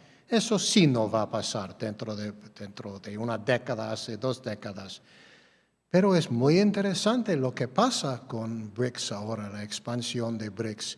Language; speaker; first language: Spanish; non-native, fluent; English